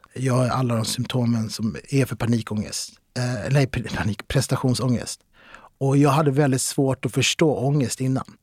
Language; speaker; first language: Swedish; early bilingual, other home language; Arabic